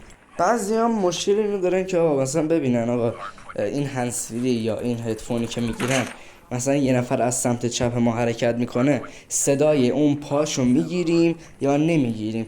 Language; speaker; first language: Persian; native; Persian